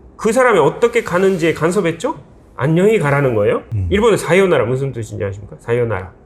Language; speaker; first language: Korean; non-native, fluent; Japanese